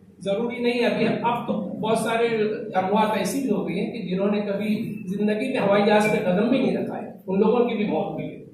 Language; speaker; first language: Urdu; native; Urdu